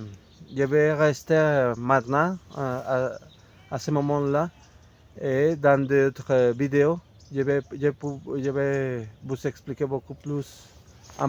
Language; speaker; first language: French; non-native, fluent; Spanish